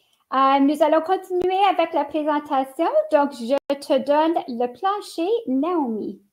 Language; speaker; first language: French; native; French